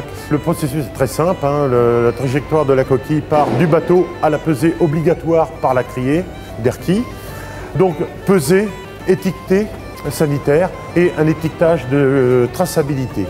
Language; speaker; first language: French; native; French